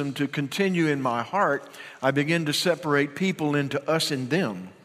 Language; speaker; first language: English; native; English